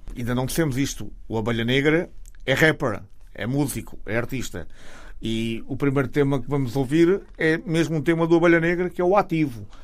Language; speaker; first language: Portuguese; native; Portuguese